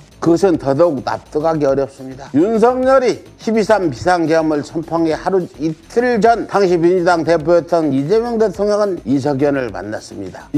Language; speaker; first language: Korean; native; Korean